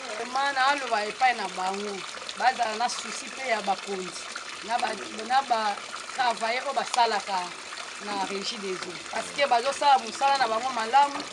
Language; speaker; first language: Lingala; non-native, local second language; Kongo